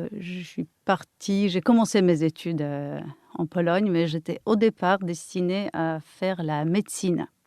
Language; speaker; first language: French; non-native, fluent; Polish